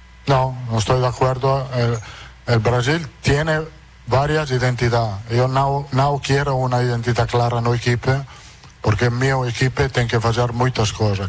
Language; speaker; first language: Portuguese; non-native, fluent; Italian